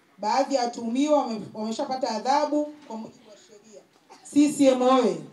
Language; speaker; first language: Swahili; native; Swahili